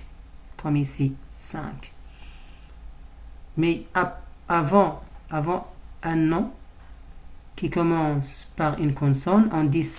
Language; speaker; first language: French; non-native, local second language; Arabic